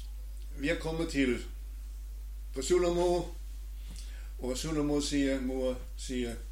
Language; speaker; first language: Norwegian; non-native, learner; German